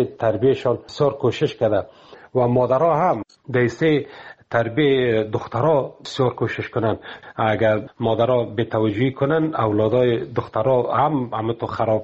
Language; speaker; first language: Persian; native; Persian